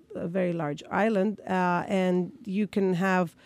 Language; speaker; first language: English; non-native, fluent; Greek